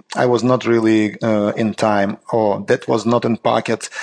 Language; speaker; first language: English; non-native, learner; Russian